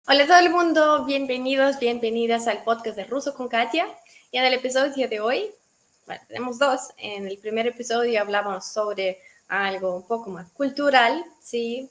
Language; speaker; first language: Spanish; non-native, fluent; Russian